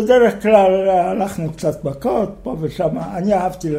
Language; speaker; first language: Hebrew; non-native, fluent; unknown